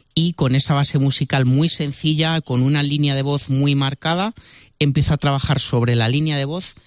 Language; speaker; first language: Spanish; native; Spanish